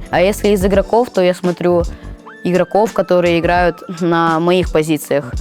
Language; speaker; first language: Russian; native; Russian